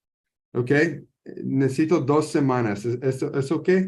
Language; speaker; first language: Spanish; non-native, learner; English